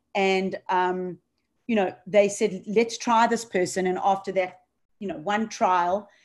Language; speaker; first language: English; native; English